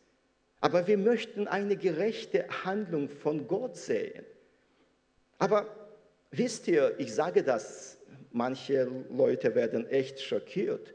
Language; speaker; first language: German; non-native, fluent; Russian